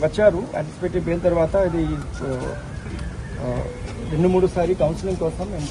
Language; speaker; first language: Telugu; non-native, learner; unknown